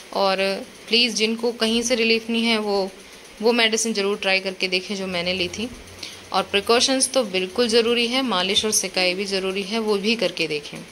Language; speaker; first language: Hindi; native; Hindi